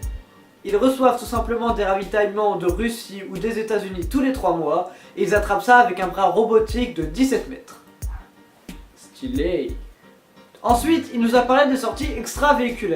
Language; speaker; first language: French; native; French